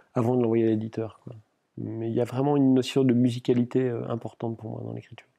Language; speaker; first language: French; non-native, local second language; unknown